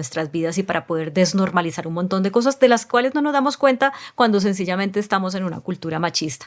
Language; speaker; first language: Spanish; native; Spanish